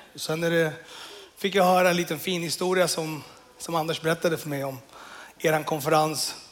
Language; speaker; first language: Swedish; early bilingual, other home language; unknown